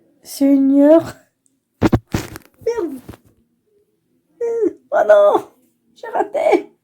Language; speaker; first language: French; native; French